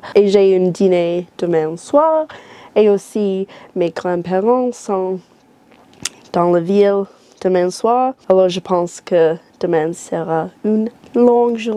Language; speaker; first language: French; non-native, learner; English